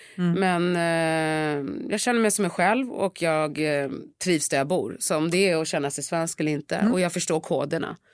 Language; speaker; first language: Swedish; early bilingual, other home language; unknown